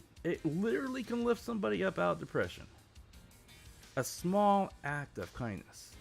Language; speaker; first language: English; native; English